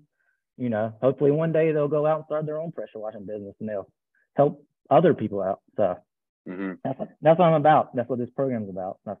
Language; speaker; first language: English; native; English